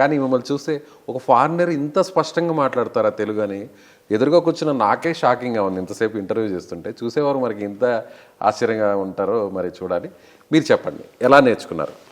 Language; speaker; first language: Telugu; native; Telugu